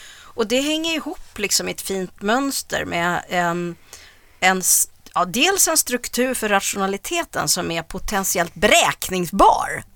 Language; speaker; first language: Swedish; native; Swedish